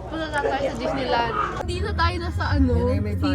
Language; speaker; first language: Filipino; early bilingual, heritage; Filipino